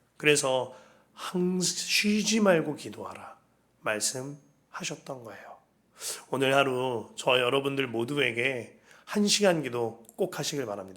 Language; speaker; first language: Korean; native; Korean